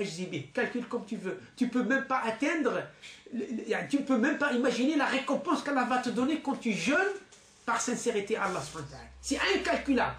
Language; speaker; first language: French; non-native, local second language; Arabic